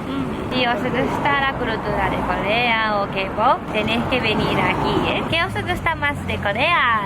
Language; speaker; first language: Spanish; non-native, fluent; Japanese